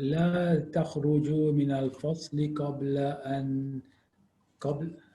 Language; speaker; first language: Arabic; non-native, learner; English